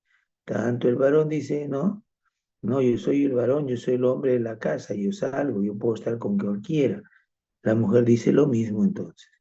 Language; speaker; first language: Spanish; native; Spanish